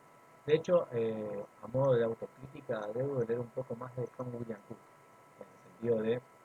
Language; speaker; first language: Spanish; native; Spanish